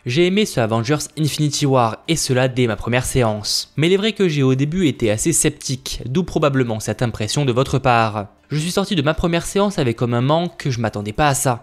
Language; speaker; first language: French; native; French